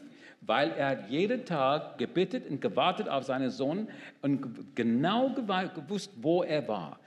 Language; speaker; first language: German; non-native, learner; English